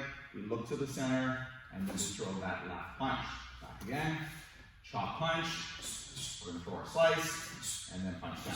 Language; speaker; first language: English; native; English